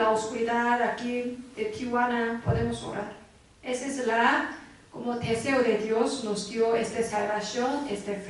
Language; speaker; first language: Spanish; non-native, learner; Korean